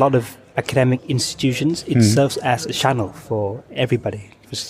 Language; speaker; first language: English; non-native, fluent; Thai